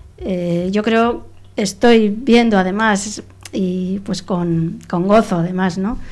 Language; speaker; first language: Spanish; non-native, local second language; Catalan